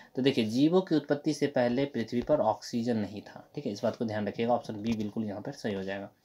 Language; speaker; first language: Hindi; native; Hindi